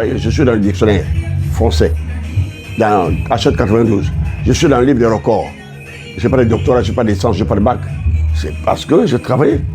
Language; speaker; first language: French; non-native, local second language; Lingala